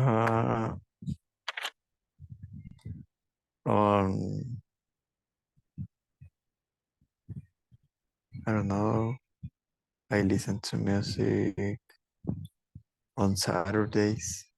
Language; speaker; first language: English; non-native, learner; Spanish